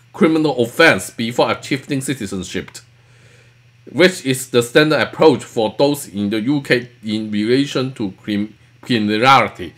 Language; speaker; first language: English; non-native, local second language; Cantonese